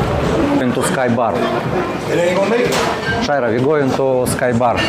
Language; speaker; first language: English; non-native, learner; Russian